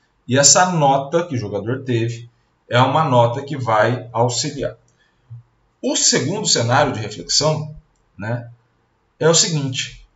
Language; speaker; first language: Portuguese; native; Portuguese